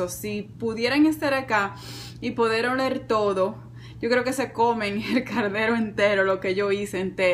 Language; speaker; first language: Spanish; native; Spanish